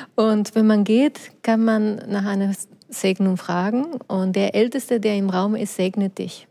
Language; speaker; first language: German; non-native, fluent; Spanish